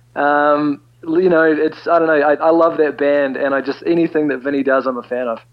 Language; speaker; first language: English; native; English